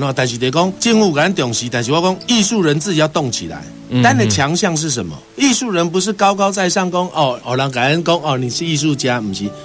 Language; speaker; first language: Min Nan Chinese; native; Min Nan Chinese